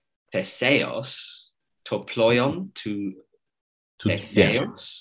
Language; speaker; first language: Greek; non-native, fluent; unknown